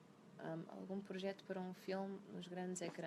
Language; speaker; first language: Portuguese; native; Portuguese